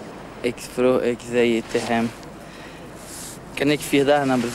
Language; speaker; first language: Dutch; non-native, learner; Portuguese